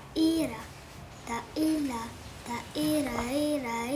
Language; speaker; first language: Arabic; non-native, learner; French